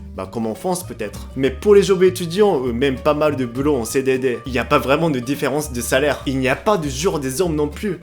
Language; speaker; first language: French; non-native, fluent; Japanese